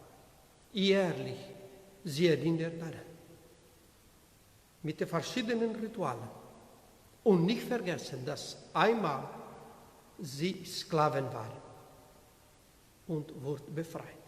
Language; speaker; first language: German; non-native, learner; Portuguese